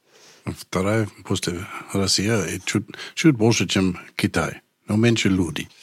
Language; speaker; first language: Russian; non-native, learner; English